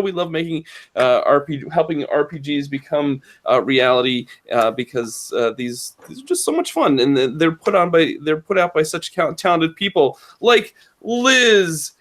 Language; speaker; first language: English; native; English